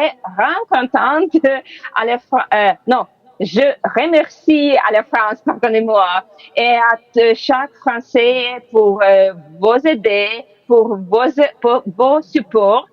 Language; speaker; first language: French; non-native, learner; Ukrainian